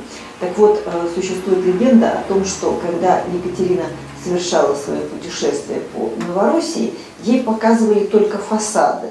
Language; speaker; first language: Russian; native; Russian